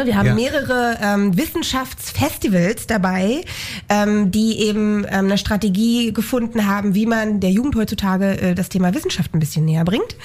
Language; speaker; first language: German; native; German